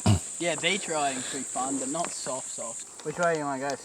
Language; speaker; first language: English; native; English